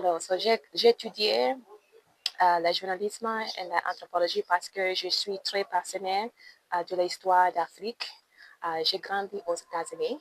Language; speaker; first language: French; non-native, learner; English